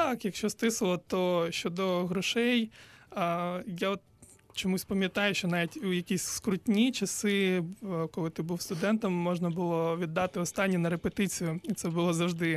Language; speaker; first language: Ukrainian; non-native, local second language; Crimean Tatar